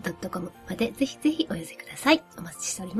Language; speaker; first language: Japanese; native; Japanese